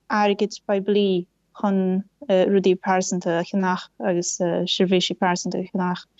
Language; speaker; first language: Irish; non-native, fluent; Portuguese